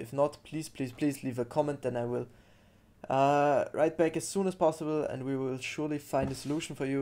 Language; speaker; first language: English; non-native, fluent; German